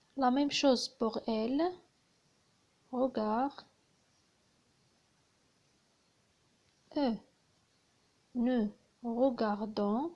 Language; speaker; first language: French; non-native, learner; Arabic